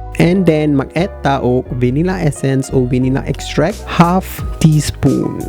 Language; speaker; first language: Cebuano; non-native, learner; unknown